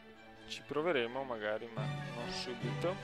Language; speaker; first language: Italian; native; Italian